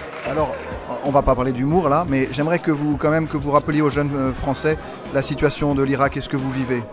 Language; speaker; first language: French; native; French